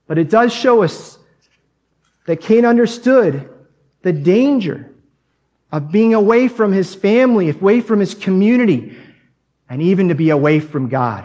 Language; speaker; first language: English; native; English